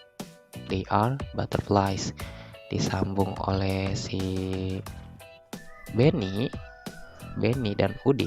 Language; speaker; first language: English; non-native, learner; Indonesian